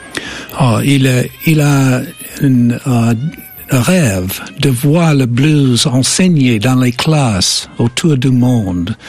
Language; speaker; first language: French; non-native, fluent; English